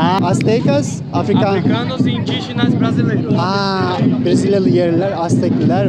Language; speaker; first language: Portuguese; non-native, learner; Turkish